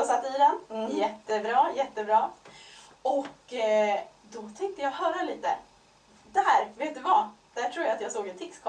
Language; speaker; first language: Swedish; native; Swedish